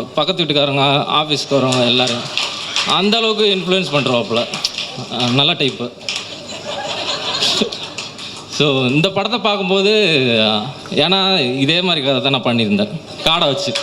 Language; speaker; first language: Tamil; native; Tamil